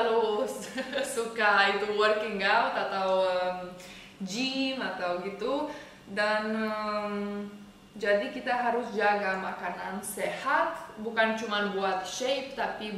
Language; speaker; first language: Indonesian; non-native, fluent; Romanian